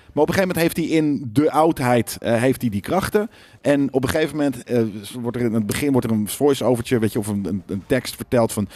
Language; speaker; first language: Dutch; native; Dutch